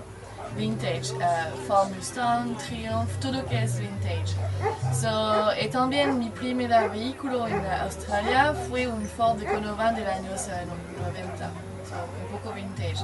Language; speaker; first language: Spanish; non-native, learner; French